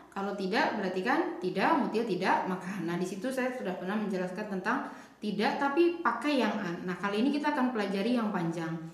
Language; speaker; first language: Indonesian; native; Indonesian